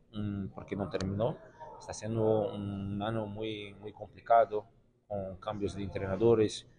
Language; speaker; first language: Spanish; non-native, learner; Portuguese